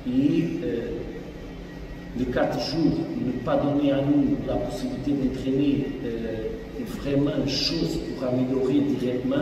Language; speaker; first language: French; non-native, fluent; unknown